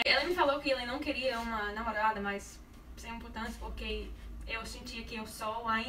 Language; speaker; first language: Portuguese; non-native, learner; English